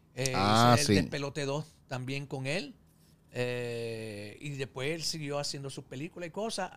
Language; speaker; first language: Spanish; early bilingual, heritage; Spanish